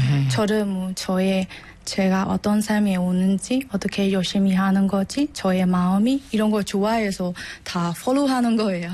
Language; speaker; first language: Korean; non-native, learner; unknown